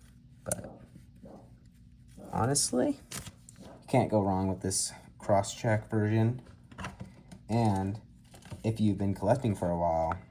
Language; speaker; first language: English; native; English